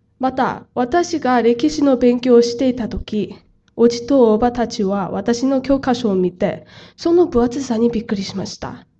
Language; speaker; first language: Japanese; non-native, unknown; Korean